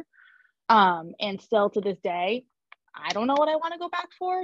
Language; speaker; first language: English; native; English